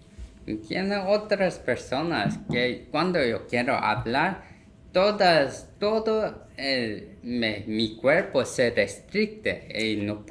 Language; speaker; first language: Spanish; non-native, learner; Korean